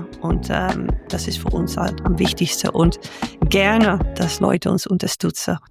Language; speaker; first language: German; non-native, fluent; Dutch